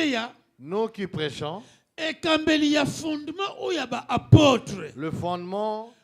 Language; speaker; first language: French; non-native, local second language; Lingala